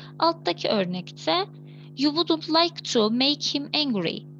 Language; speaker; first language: English; non-native, fluent; Turkish